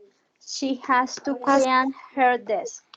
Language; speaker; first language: English; non-native, learner; Spanish